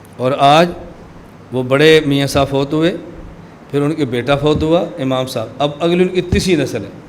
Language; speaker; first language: Urdu; non-native, local second language; Punjabi